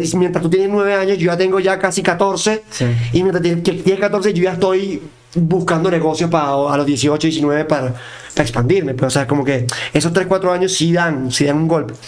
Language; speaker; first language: Spanish; native; Spanish